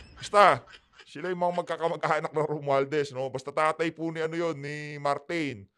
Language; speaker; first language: Filipino; native; Filipino